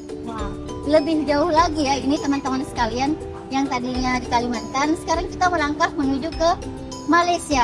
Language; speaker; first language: Indonesian; native; Indonesian